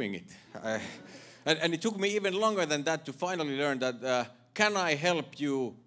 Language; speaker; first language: English; non-native, fluent; Finnish